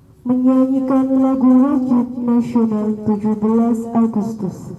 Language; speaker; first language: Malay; non-native, local second language; Javanese